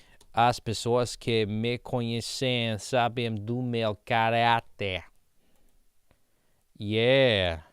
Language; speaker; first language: Portuguese; non-native, learner; English